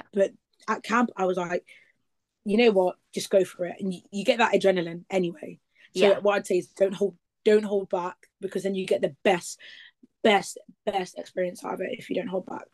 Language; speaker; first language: English; native; English